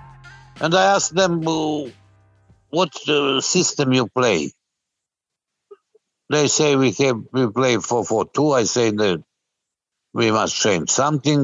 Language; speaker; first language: English; non-native, learner; Serbian